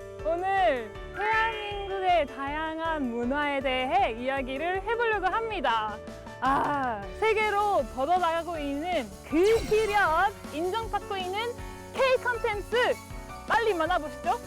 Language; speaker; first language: Korean; non-native, fluent; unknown